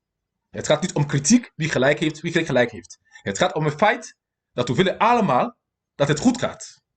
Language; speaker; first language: Dutch; non-native, fluent; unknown